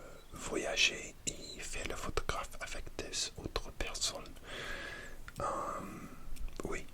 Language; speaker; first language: French; non-native, learner; English